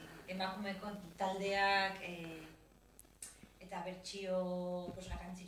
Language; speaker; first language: Basque; non-native, local second language; Spanish